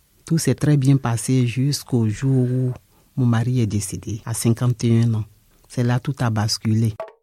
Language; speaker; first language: French; non-native, local second language; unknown